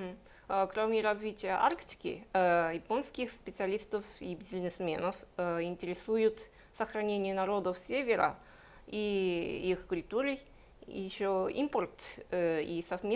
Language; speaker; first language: Russian; non-native, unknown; Japanese